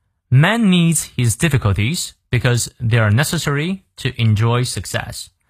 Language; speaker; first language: English; non-native, fluent; Chinese